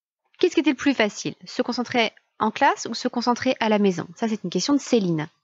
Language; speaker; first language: French; native; French